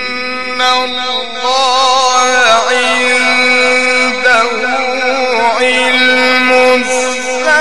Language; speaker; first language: Arabic; native; Arabic